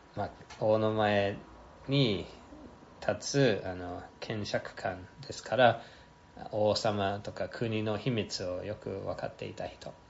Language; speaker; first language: Japanese; non-native, fluent; English